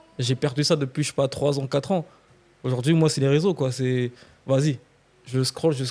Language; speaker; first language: French; non-native, local second language; Lingala